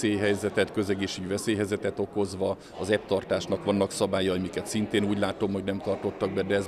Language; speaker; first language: Hungarian; native; Hungarian